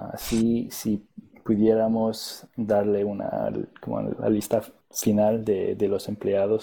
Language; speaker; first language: Spanish; non-native, fluent; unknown